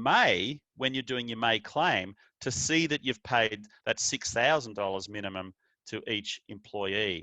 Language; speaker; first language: English; native; English